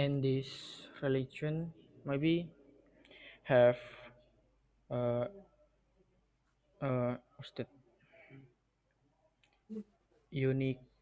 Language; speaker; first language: English; non-native, learner; Indonesian